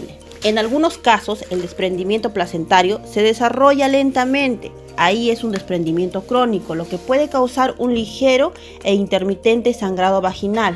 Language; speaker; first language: Spanish; native; Spanish